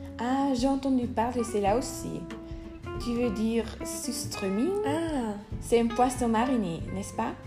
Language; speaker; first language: French; non-native, learner; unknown